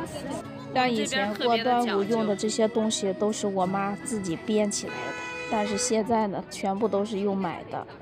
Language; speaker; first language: Chinese; native; Chinese